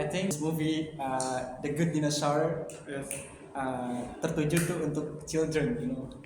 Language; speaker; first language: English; non-native, learner; Indonesian